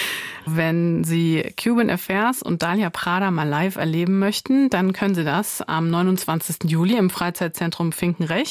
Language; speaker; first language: German; native; German